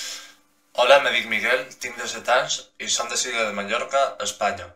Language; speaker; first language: Catalan; non-native, local second language; Spanish